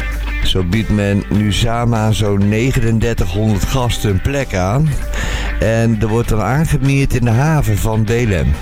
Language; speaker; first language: Dutch; native; Dutch